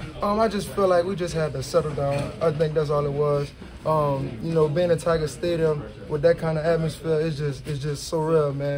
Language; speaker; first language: English; native; English